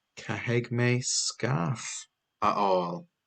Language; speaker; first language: Irish; non-native, local second language; English